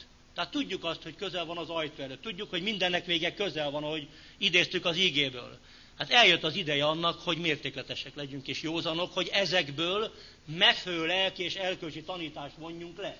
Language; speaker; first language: Hungarian; native; Hungarian